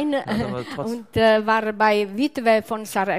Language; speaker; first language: German; non-native, learner; Italian